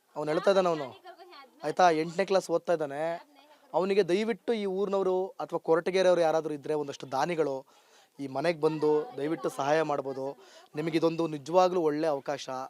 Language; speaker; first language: Kannada; native; Kannada